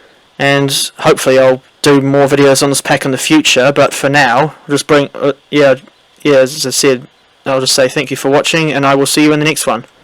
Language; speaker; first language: English; native; English